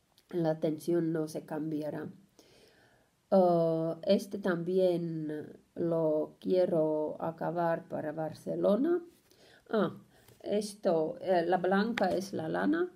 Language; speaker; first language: Spanish; non-native, fluent; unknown